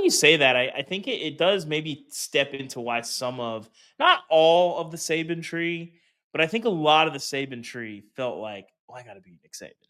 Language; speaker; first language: English; native; English